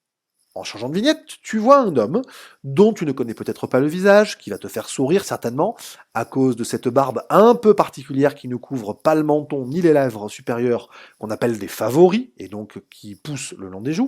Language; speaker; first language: French; native; French